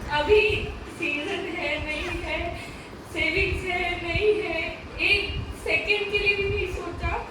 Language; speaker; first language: Hindi; non-native, local second language; Marathi